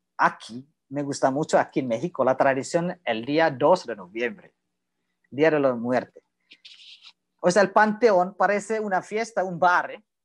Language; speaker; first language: Spanish; non-native, learner; Indonesian